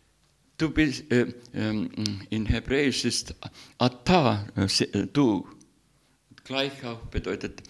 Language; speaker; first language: German; non-native, learner; Russian